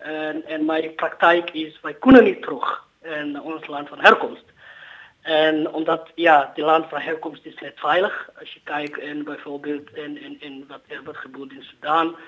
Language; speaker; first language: Dutch; non-native, learner; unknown